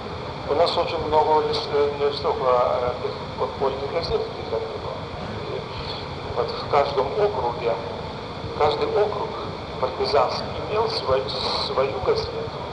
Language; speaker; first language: Russian; non-native, fluent; Lithuanian